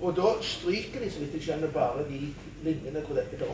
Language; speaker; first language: Norwegian; native; Norwegian